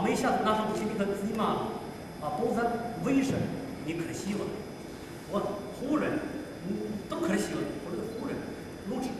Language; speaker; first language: Russian; non-native, learner; Chinese